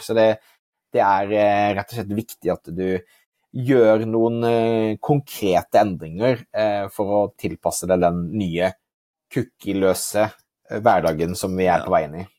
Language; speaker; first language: Norwegian; native; Norwegian